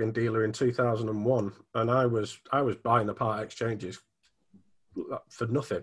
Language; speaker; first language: English; native; English